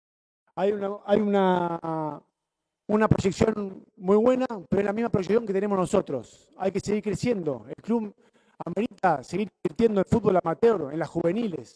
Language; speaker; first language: Spanish; native; Spanish